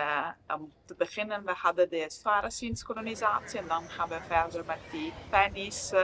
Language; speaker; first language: Dutch; non-native, fluent; Italian